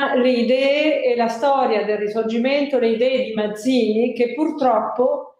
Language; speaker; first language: Italian; native; Italian